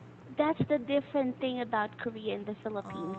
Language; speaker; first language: English; non-native, fluent; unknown